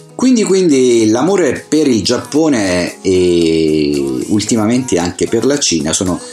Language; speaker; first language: Italian; native; Italian